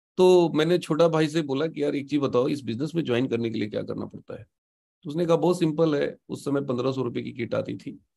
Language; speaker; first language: Hindi; native; Hindi